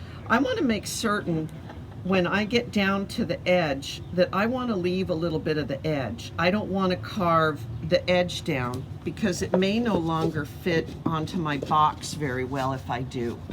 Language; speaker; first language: English; native; English